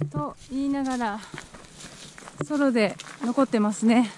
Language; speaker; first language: Japanese; native; Japanese